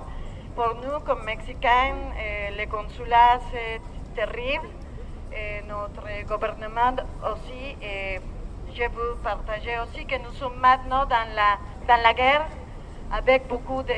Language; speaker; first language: French; non-native, learner; Spanish